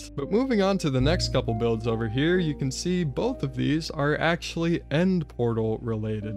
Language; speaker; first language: English; native; English